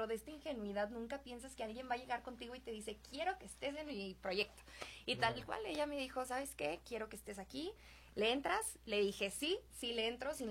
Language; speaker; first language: Spanish; native; Spanish